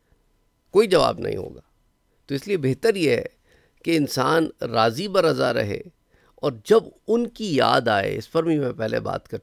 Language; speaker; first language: Urdu; native; Urdu